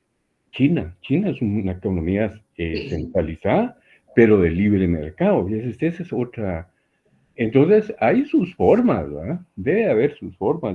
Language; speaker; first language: Spanish; native; Spanish